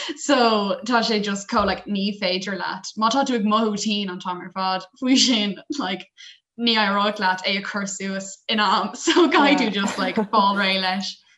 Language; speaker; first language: Irish; non-native, local second language; English